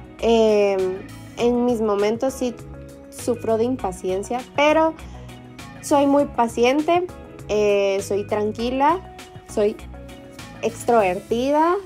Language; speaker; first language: Spanish; early bilingual, heritage; Spanish